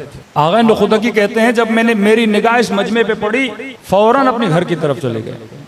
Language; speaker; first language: Urdu; native; Urdu